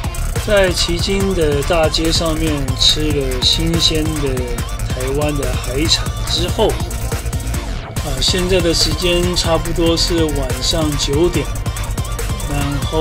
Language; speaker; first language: Chinese; native; Chinese